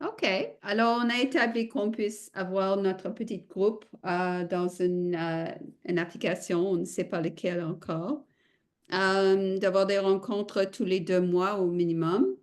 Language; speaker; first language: French; non-native, fluent; English